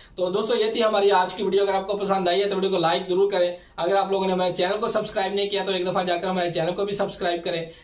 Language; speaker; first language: Urdu; non-native, local second language; Punjabi